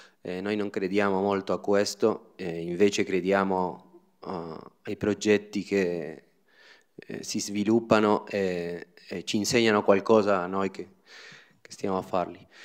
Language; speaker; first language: Italian; non-native, fluent; Spanish